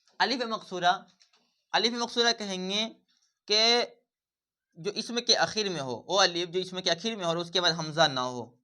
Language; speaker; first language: Urdu; native; Urdu